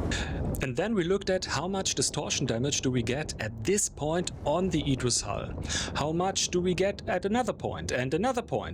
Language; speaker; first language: English; non-native, fluent; German